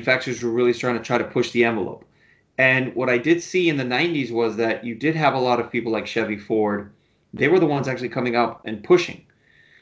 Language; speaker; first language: English; native; English